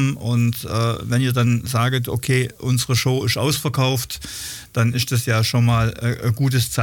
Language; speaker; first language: German; native; German